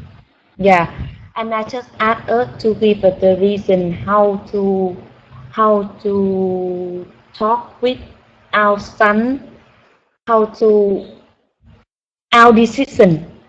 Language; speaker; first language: English; non-native, learner; Vietnamese